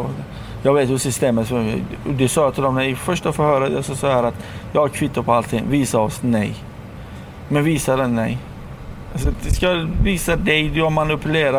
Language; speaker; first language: Swedish; non-native, fluent; Persian